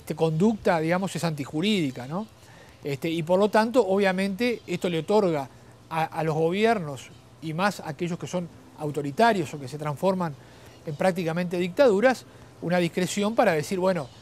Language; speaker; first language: Spanish; native; Spanish